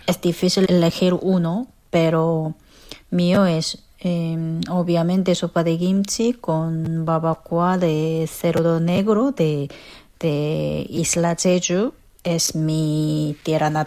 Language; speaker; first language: Spanish; non-native, fluent; Korean